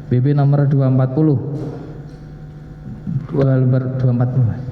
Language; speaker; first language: Indonesian; native; Indonesian